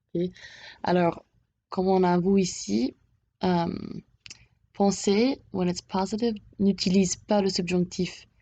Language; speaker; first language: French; non-native, fluent; English